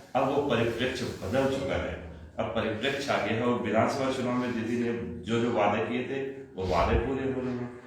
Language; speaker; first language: Hindi; non-native, local second language; Bangla